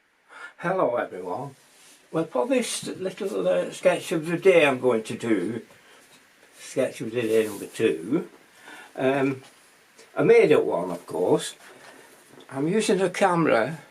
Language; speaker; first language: English; native; English